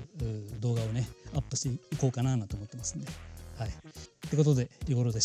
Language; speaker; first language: Japanese; native; Japanese